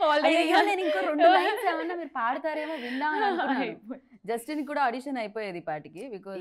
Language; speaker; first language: Telugu; native; Telugu